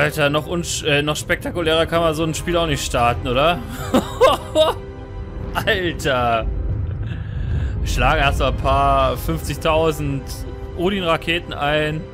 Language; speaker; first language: German; native; German